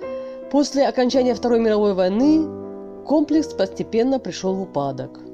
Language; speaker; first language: Russian; native; Russian